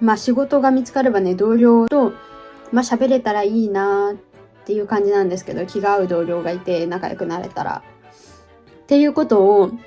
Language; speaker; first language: Japanese; native; Japanese